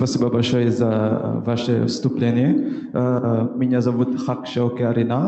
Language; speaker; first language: Russian; non-native, fluent; Indonesian